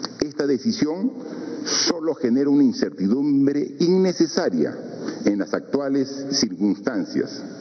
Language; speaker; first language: Spanish; native; Spanish